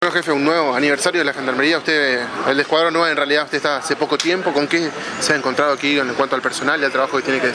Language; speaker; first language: Spanish; native; Spanish